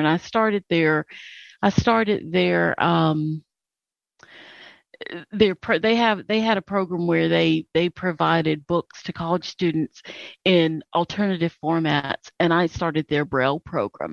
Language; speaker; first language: English; native; English